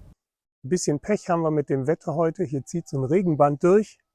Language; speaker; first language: German; native; German